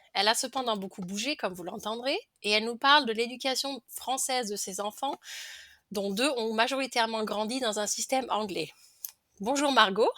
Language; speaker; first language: French; native; French